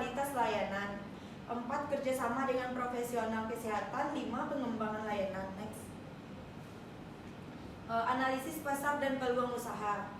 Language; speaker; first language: Indonesian; native; Indonesian